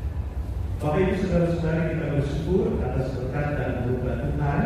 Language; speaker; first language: Indonesian; native; Indonesian